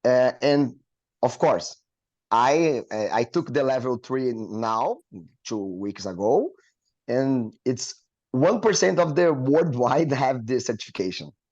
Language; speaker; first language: English; non-native, learner; Portuguese